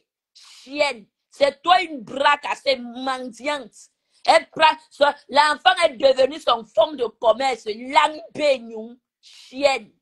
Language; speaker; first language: French; non-native, local second language; Lingala